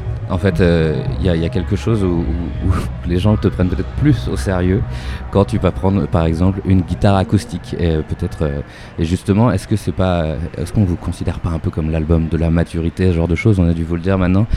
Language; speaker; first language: French; native; French